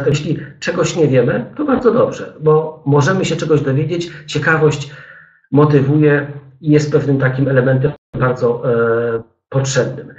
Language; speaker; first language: Polish; native; Polish